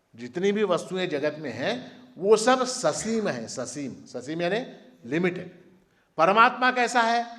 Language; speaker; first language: Hindi; non-native, local second language; Marathi